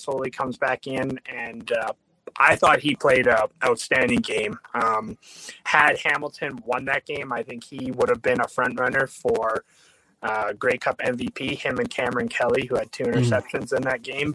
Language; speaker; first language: English; native; English